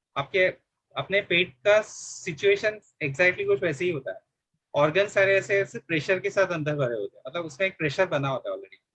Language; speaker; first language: Hindi; non-native, local second language; Marathi